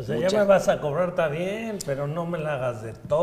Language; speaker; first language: Spanish; native; Spanish